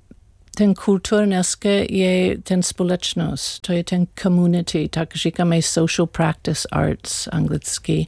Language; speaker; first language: Czech; non-native, learner; English